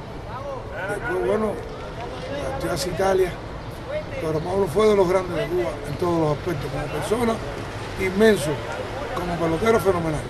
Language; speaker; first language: Spanish; native; Spanish